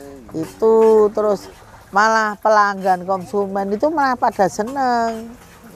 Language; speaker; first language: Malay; non-native, local second language; Javanese